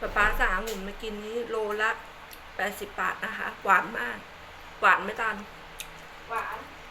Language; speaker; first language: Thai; non-native, local second language; Khmer